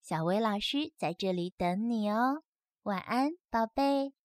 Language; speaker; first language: Chinese; native; Chinese